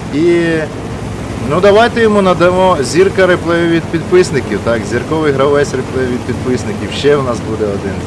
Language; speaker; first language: Ukrainian; native; Ukrainian